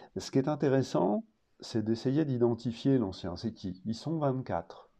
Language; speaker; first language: French; native; French